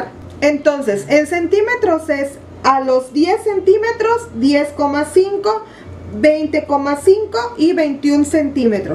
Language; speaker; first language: Spanish; native; Spanish